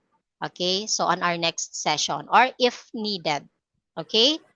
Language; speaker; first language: English; non-native, fluent; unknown